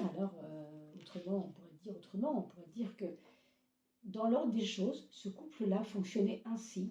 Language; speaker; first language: French; native; French